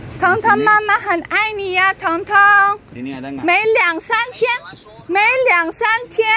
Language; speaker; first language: Chinese; non-native, fluent; Indonesian